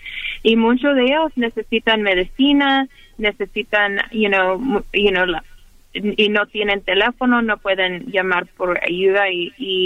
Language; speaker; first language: Spanish; early bilingual, heritage; Spanish